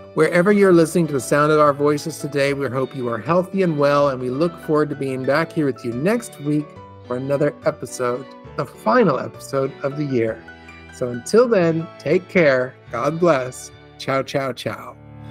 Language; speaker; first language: English; native; English